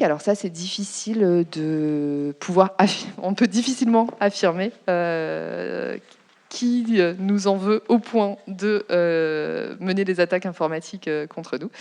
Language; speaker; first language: French; native; French